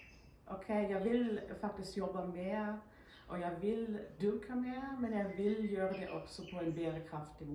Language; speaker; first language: Norwegian; non-native, fluent; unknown